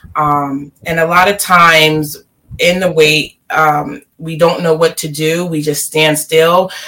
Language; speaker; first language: English; native; English